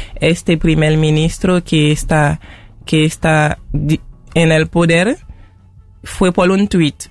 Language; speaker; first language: Spanish; non-native, fluent; Haitian Creole